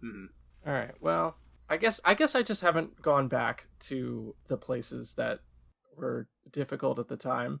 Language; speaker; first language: English; native; English